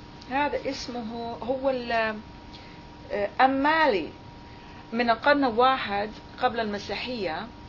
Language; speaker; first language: Arabic; non-native, fluent; English